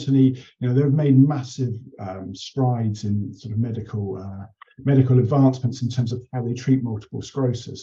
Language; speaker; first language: English; native; English